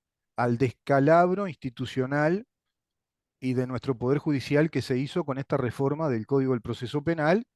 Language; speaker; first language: Spanish; native; Spanish